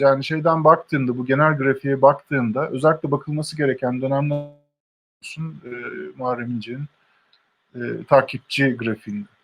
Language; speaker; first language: Turkish; native; Turkish